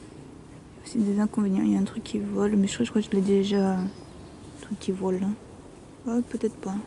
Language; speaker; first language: French; native; French